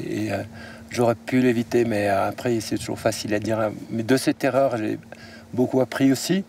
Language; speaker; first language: French; native; French